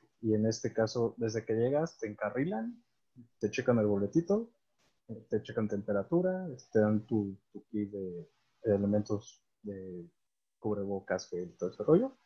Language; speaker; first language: Spanish; native; Spanish